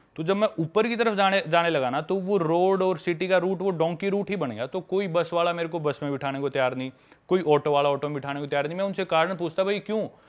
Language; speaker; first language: Hindi; native; Hindi